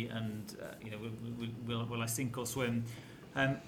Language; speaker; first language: English; native; English